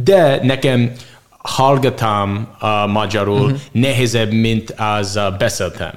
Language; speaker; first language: Hungarian; non-native, learner; English